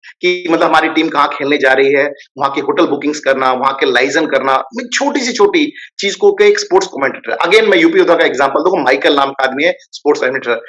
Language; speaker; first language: Hindi; native; Hindi